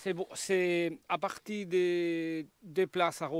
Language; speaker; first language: French; non-native, learner; Spanish